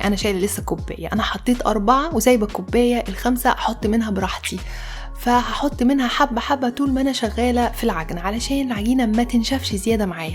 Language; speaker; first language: Arabic; native; Arabic